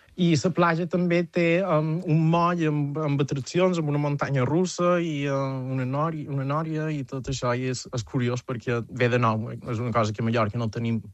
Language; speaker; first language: Catalan; native; Catalan